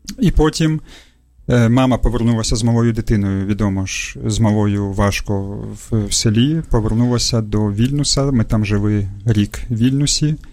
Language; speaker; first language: Ukrainian; early bilingual, other home language; Russian